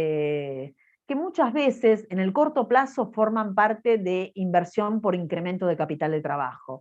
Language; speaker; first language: Spanish; native; Spanish